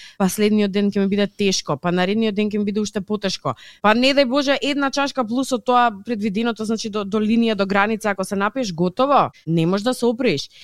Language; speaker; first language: Macedonian; native; Macedonian